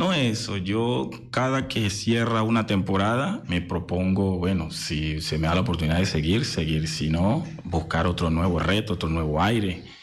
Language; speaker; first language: Spanish; native; Spanish